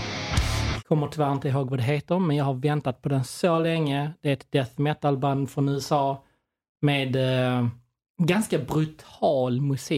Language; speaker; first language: Swedish; native; Swedish